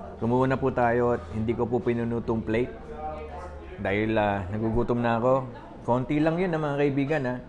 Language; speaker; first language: Filipino; non-native, local second language; Waray